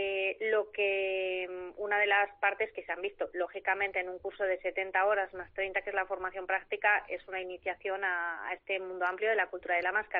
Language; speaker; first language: Spanish; native; Spanish